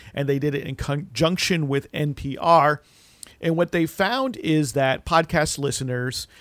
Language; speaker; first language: English; native; English